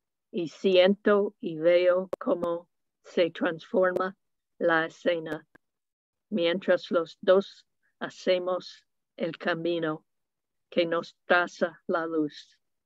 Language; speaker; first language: Spanish; non-native, fluent; English